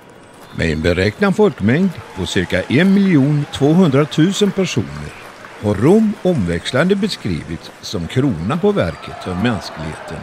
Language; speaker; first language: Swedish; native; Swedish